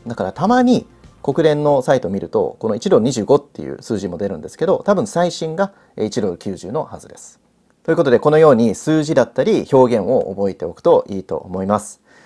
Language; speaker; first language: Japanese; early bilingual, heritage; Japanese